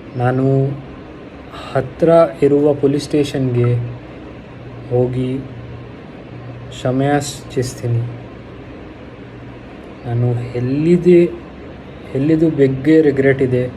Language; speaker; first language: Kannada; non-native, learner; Hindi